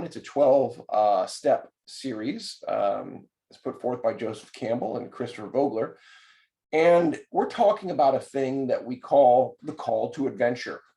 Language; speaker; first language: English; native; English